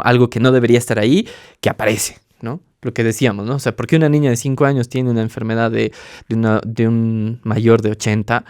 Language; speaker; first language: Spanish; native; Spanish